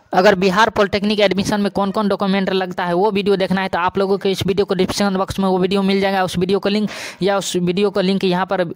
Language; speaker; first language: Hindi; native; Hindi